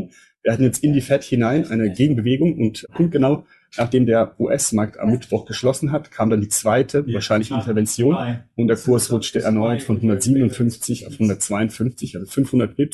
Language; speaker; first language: German; native; German